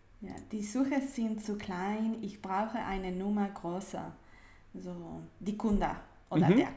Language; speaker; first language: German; non-native, learner; Spanish